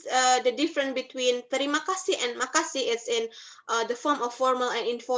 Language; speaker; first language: English; non-native, fluent; Indonesian